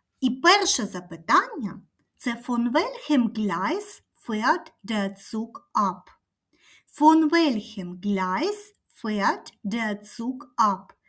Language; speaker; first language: German; non-native, fluent; Ukrainian